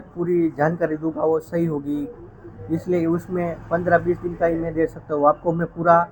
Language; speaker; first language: Hindi; non-native, local second language; Gujarati